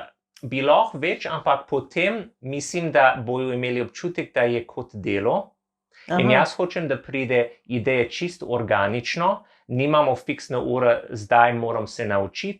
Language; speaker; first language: Slovenian; non-native, learner; English